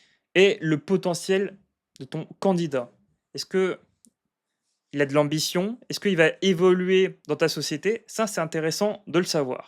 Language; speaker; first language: French; native; French